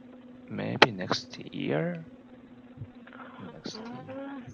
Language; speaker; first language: English; non-native, learner; Korean